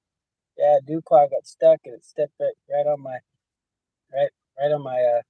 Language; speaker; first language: English; native; English